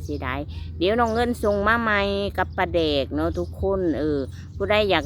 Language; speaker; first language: Thai; non-native, local second language; Lao